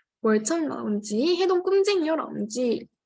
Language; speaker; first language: Korean; native; Korean